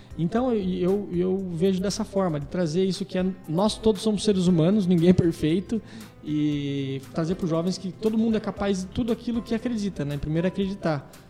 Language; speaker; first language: Portuguese; native; Portuguese